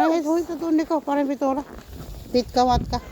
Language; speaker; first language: Finnish; non-native, learner; Cebuano